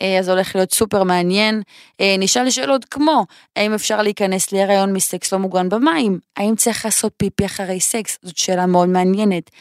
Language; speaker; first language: Hebrew; native; Hebrew